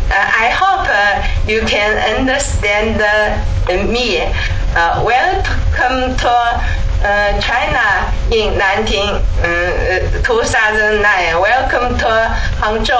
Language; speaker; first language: English; non-native, learner; Chinese